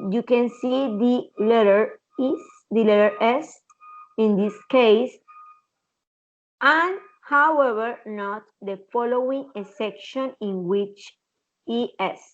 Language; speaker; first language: English; non-native, learner; Spanish